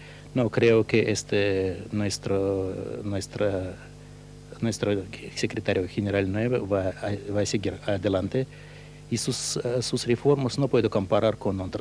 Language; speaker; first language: Spanish; non-native, fluent; Russian